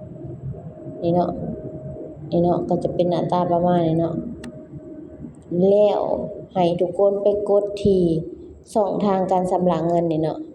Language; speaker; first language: Thai; non-native, local second language; Lao